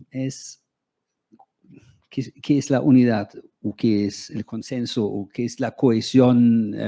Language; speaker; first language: Spanish; non-native, fluent; German